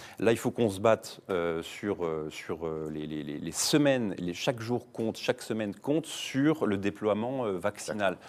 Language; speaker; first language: French; native; French